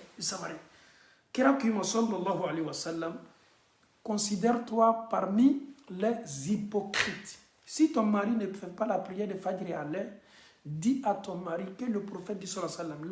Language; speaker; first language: French; non-native, local second language; Bambara